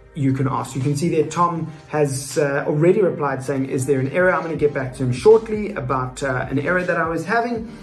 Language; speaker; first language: English; native; English